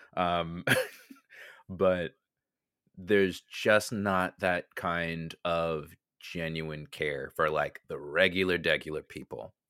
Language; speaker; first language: English; native; English